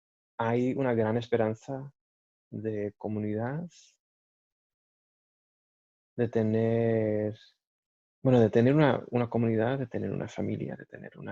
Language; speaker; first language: Spanish; non-native, fluent; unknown